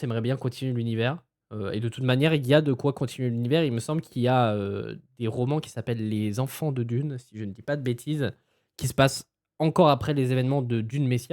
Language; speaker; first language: French; native; French